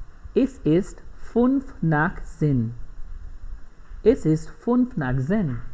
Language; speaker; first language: German; non-native, fluent; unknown